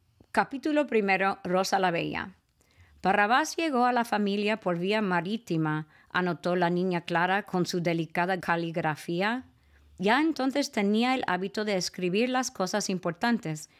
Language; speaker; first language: Spanish; non-native, fluent; English